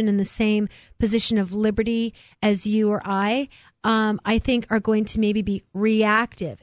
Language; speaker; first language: English; native; English